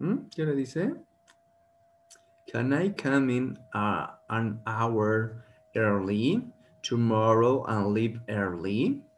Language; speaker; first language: English; non-native, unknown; Spanish